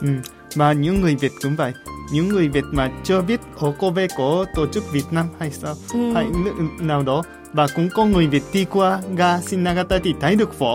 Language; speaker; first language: Vietnamese; non-native, fluent; Japanese